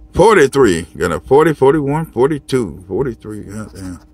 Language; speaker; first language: English; native; English